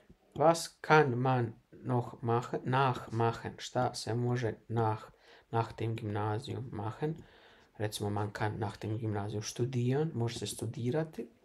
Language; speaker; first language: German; non-native, fluent; Bosnian